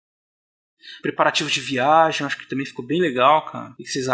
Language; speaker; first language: Portuguese; native; Portuguese